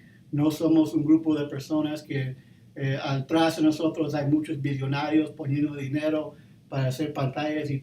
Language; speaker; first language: Spanish; early bilingual, heritage; Spanish